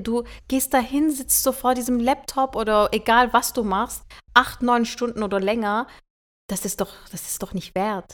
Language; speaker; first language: German; early bilingual, other home language; Turkish